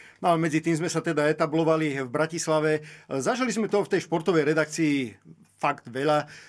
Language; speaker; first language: Slovak; native; Slovak